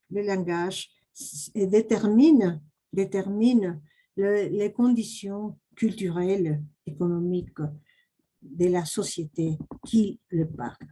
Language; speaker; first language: French; non-native, fluent; Spanish